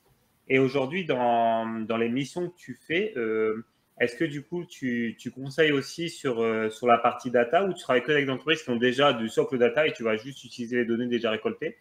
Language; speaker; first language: French; native; French